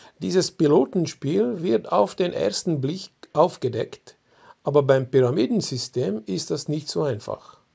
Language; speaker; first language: German; non-native, fluent; Hungarian